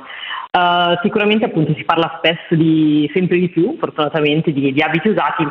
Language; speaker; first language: Italian; native; Italian